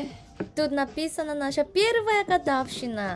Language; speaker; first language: Russian; non-native, fluent; Korean